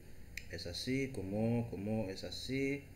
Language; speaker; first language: Spanish; non-native, learner; Haitian Creole